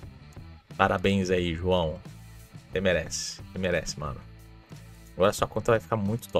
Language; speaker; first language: Portuguese; native; Portuguese